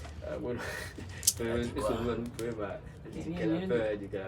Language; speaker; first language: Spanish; non-native, learner; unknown